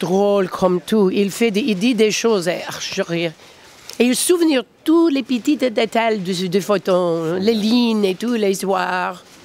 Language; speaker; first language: French; non-native, fluent; English